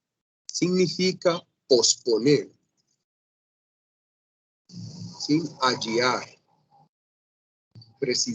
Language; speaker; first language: Portuguese; non-native, fluent; Spanish